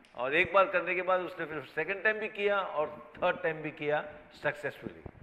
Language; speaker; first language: Hindi; native; Hindi